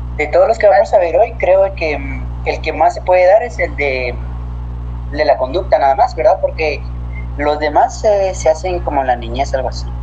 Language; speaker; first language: Spanish; native; Spanish